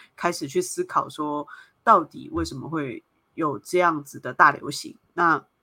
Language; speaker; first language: Chinese; native; Chinese